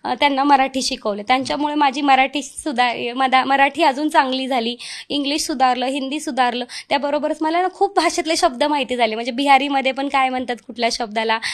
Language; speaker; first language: Marathi; non-native, local second language; Hindi